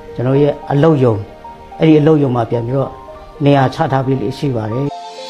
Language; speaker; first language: Burmese; non-native, local second language; Kachin